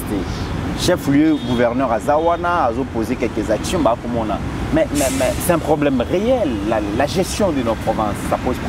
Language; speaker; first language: French; non-native, local second language; Lingala